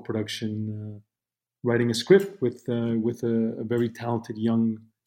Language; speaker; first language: English; non-native, fluent; Italian